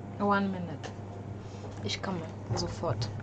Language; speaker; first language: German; non-native, learner; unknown